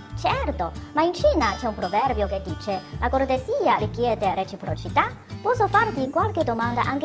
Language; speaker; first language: Italian; non-native, fluent; Chinese